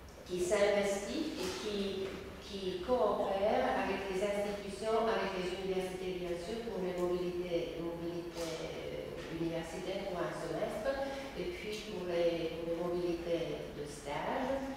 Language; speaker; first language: French; non-native, fluent; Slovak